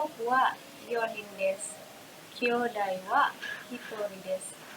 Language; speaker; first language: Japanese; non-native, learner; Indonesian